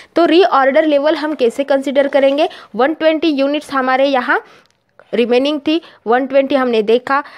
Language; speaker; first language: Hindi; non-native, local second language; Marathi